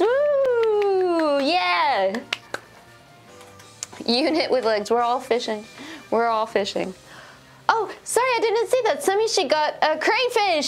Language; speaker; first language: English; native; English